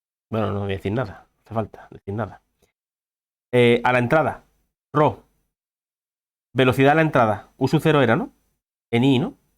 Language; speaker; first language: Spanish; native; Spanish